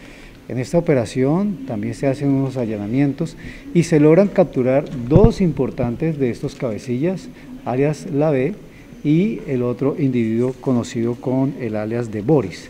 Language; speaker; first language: Spanish; native; Spanish